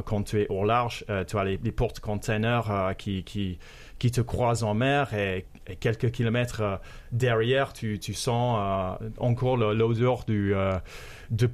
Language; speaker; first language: French; non-native, fluent; English